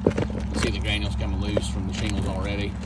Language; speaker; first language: English; native; English